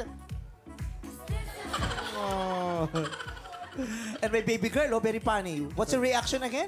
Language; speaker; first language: English; non-native, local second language; Filipino